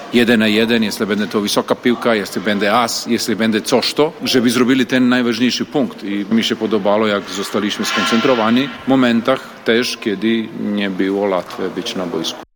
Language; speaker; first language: Polish; non-native, fluent; Serbian